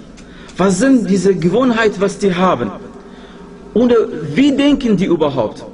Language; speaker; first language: German; non-native, fluent; Arabic